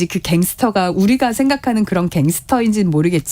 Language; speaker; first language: Korean; native; Korean